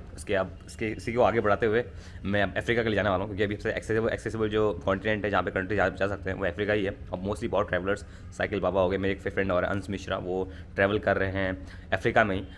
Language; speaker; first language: Hindi; native; Hindi